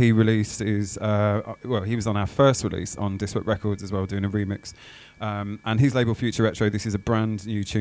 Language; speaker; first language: English; native; English